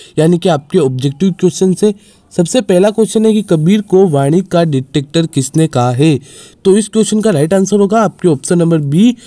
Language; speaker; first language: Hindi; native; Hindi